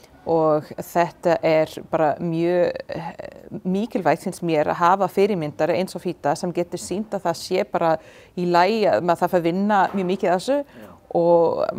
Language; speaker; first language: Icelandic; non-native, fluent; English